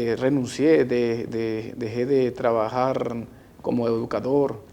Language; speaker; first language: Portuguese; non-native, learner; Spanish